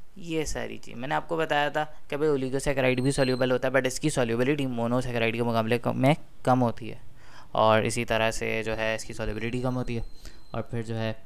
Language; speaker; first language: Urdu; native; Urdu